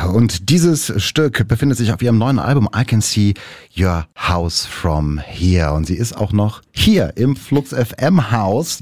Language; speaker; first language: German; native; German